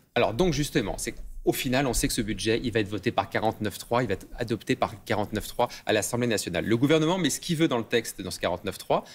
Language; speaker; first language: French; native; French